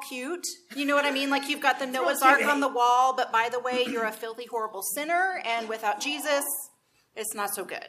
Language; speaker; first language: English; native; English